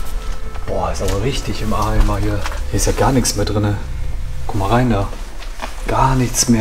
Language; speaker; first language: German; native; German